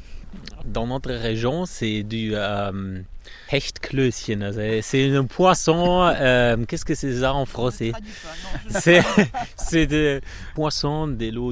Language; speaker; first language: French; non-native, fluent; German